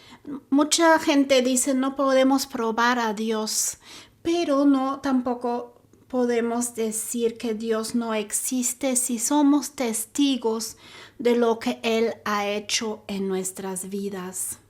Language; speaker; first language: Spanish; non-native, fluent; German